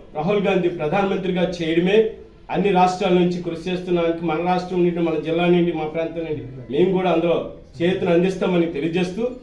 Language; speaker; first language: Telugu; native; Telugu